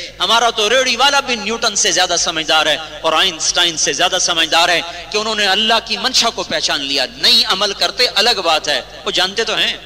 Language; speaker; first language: Urdu; non-native, local second language; Punjabi